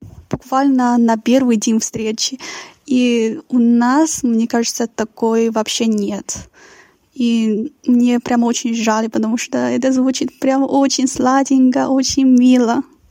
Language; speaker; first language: Russian; non-native, fluent; Chinese